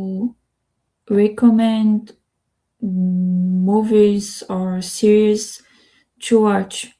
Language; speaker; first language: English; non-native, learner; Spanish